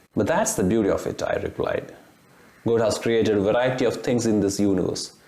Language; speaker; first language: English; non-native, local second language; Malayalam